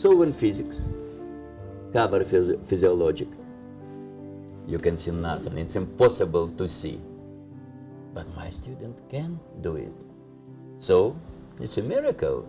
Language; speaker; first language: English; non-native, learner; Russian